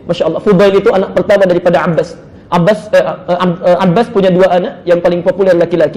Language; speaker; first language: Indonesian; native; Indonesian